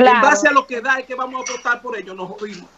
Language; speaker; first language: Spanish; native; Spanish